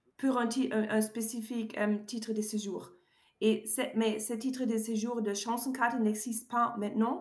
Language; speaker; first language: French; non-native, learner; German